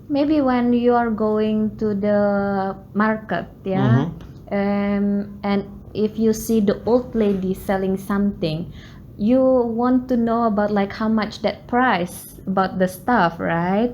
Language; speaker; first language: English; non-native, learner; Balinese